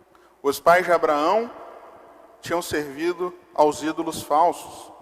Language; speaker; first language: Portuguese; native; Portuguese